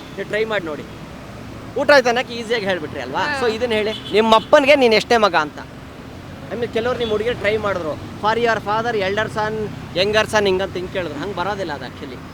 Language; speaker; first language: Kannada; native; Kannada